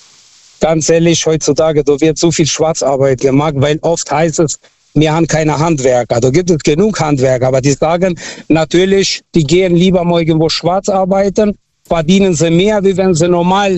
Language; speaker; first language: German; non-native, fluent; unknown